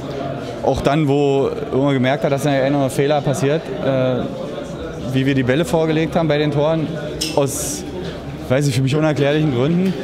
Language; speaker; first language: German; native; German